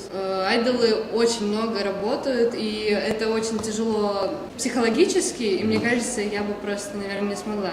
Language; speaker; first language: Russian; native; Russian